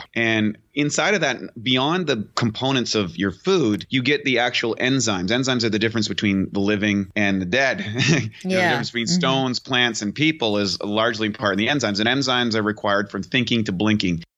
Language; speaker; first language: English; native; English